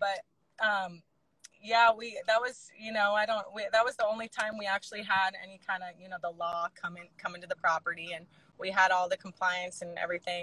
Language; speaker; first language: English; native; English